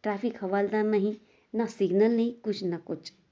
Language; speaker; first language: Hindi; non-native, local second language; Marathi